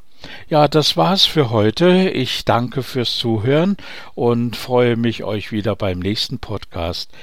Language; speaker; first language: German; native; German